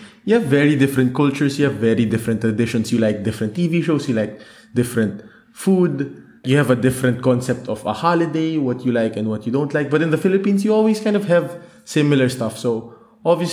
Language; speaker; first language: English; non-native, local second language; Filipino